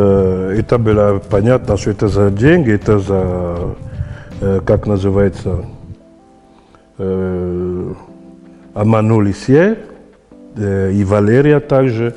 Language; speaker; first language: Russian; non-native, fluent; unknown